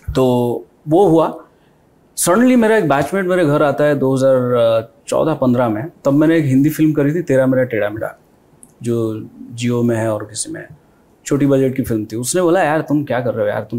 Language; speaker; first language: Hindi; non-native, local second language; Odia